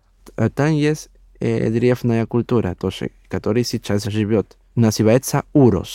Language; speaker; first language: Russian; non-native, learner; Spanish